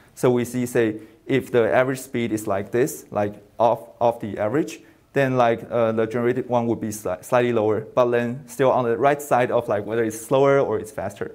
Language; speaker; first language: English; non-native, fluent; Chinese